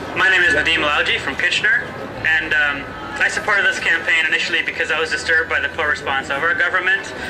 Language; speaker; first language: English; native; English